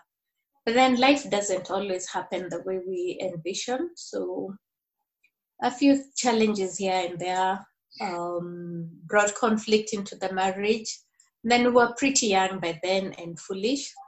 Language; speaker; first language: English; non-native, local second language; Kikuyu